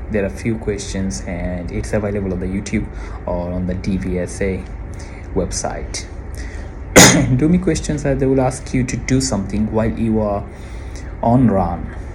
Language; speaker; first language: English; non-native, local second language; Sylheti